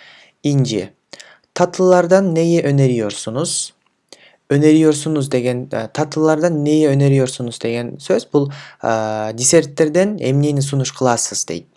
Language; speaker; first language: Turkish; non-native, fluent; Kyrgyz